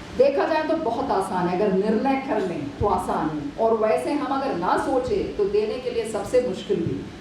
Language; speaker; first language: Hindi; non-native, local second language; Malayalam